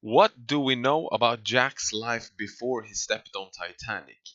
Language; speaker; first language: English; non-native, fluent; Swedish